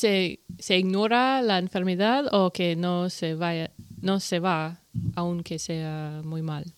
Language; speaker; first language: Spanish; non-native, learner; English